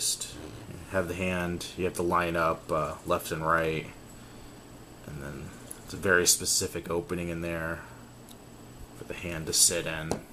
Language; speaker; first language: English; native; English